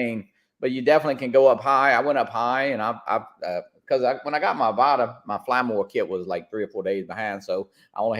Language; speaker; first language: English; native; English